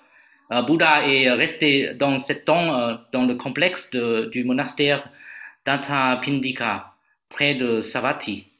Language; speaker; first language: French; non-native, learner; Vietnamese